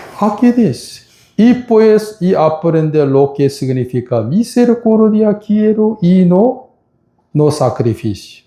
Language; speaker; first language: Spanish; non-native, fluent; Korean